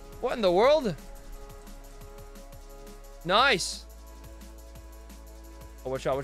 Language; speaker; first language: English; non-native, fluent; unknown